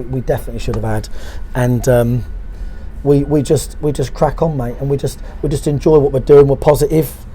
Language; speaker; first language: English; native; English